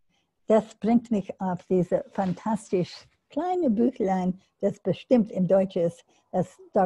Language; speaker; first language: German; non-native, learner; English